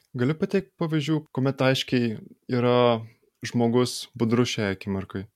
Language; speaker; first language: Lithuanian; native; Lithuanian